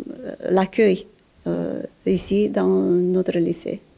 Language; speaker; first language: French; non-native, fluent; Romanian